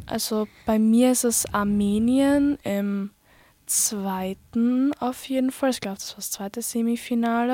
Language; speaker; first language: German; native; German